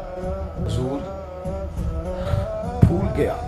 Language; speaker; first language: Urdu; non-native, local second language; Punjabi